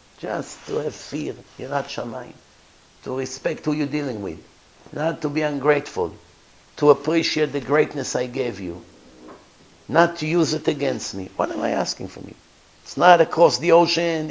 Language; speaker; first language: English; non-native, fluent; Hebrew